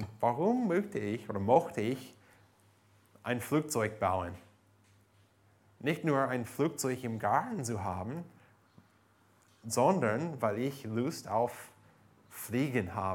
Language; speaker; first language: German; non-native, fluent; English